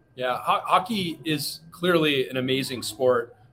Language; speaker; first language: English; native; English